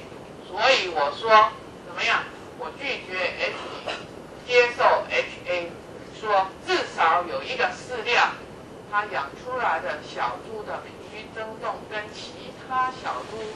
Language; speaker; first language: Chinese; native; Chinese